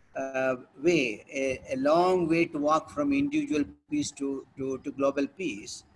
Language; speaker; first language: English; non-native, local second language; Hindi